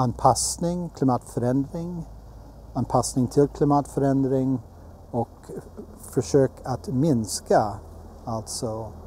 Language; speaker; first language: Swedish; non-native, fluent; English